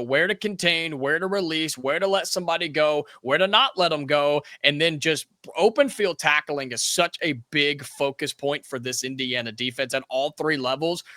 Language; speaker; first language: English; native; English